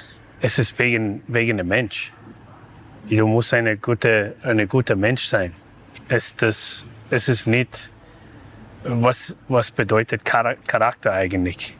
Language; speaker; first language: German; non-native, learner; English